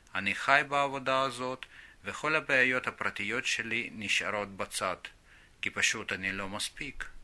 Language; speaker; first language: Hebrew; non-native, fluent; Russian